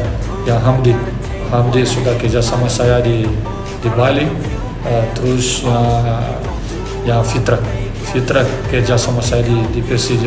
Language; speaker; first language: Indonesian; non-native, fluent; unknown